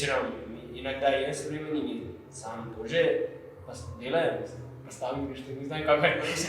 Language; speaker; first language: Russian; non-native, learner; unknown